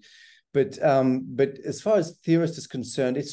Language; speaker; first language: English; native; English